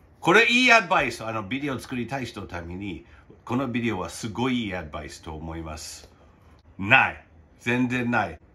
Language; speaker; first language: Japanese; non-native, fluent; English